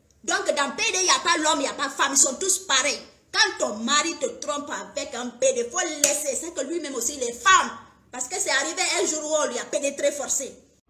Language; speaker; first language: French; non-native, local second language; Fula